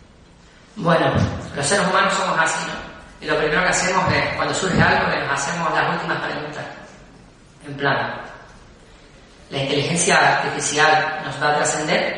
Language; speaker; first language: Spanish; native; Spanish